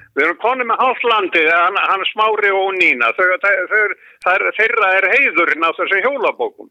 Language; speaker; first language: Icelandic; native; Icelandic